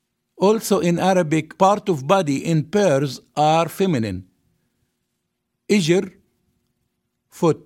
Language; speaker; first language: English; non-native, fluent; Arabic